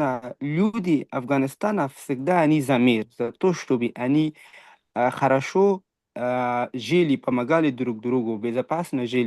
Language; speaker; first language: Russian; non-native, fluent; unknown